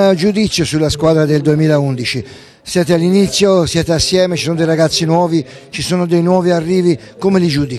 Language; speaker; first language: Italian; native; Italian